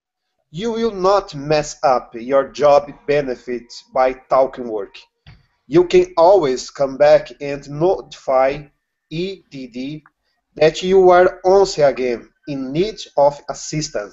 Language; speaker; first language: English; non-native, learner; Portuguese